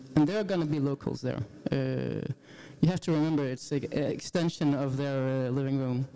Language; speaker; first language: English; non-native, fluent; Danish